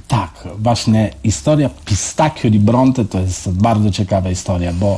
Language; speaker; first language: Polish; non-native, learner; Italian